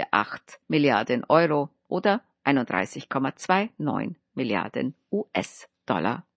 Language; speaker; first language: German; native; German